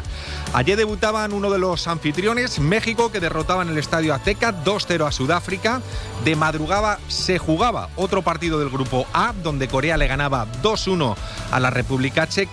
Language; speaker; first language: Spanish; native; Spanish